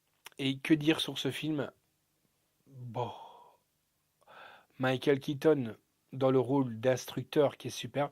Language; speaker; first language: French; native; French